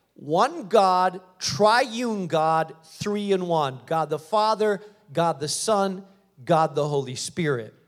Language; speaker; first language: English; early bilingual, other home language; Spanish